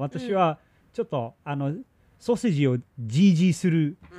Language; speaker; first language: Japanese; non-native, learner; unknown